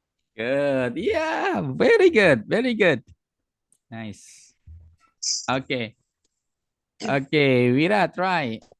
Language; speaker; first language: English; non-native, fluent; Indonesian